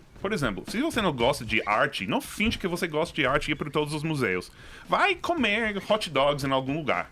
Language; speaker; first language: Portuguese; non-native, fluent; English